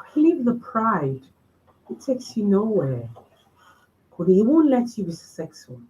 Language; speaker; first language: English; non-native, local second language; Yoruba